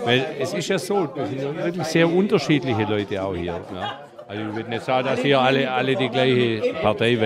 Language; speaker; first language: German; native; German